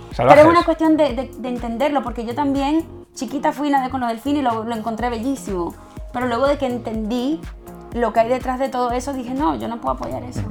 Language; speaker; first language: Spanish; native; Spanish